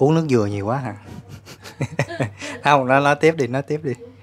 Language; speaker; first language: Vietnamese; native; Vietnamese